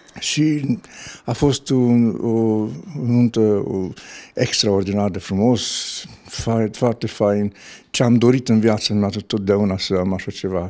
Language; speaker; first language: Romanian; non-native, local second language; Hungarian